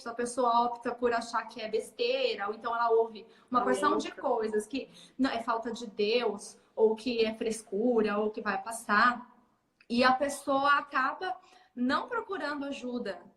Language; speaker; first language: Portuguese; native; Portuguese